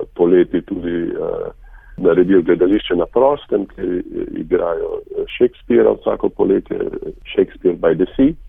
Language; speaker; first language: Slovenian; native; Slovenian